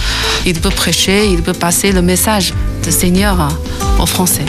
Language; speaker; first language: French; non-native, learner; Chinese